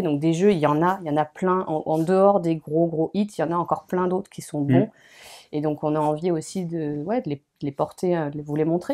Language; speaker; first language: French; native; French